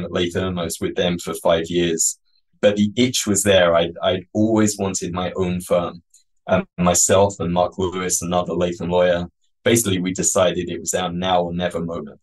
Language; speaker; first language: English; native; English